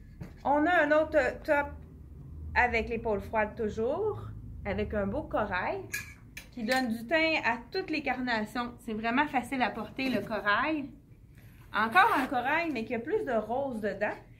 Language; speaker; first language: French; native; French